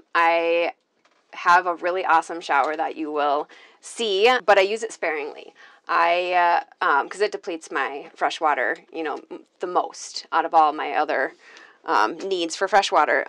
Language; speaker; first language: English; native; English